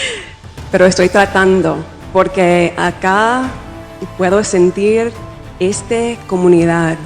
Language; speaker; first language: Spanish; non-native, fluent; English